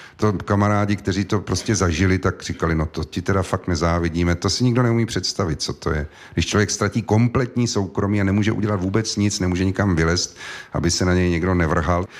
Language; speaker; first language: Czech; native; Czech